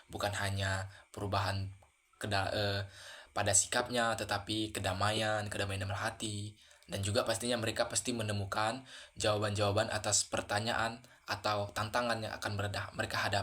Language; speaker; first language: Indonesian; native; Indonesian